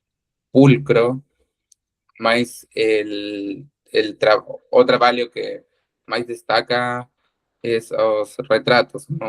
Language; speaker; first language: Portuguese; non-native, learner; Spanish